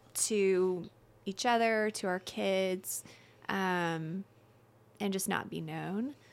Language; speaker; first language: English; native; English